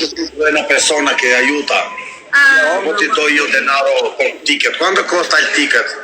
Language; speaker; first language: Italian; non-native, learner; Albanian